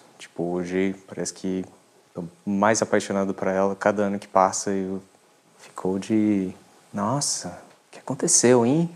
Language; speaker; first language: Portuguese; non-native, fluent; French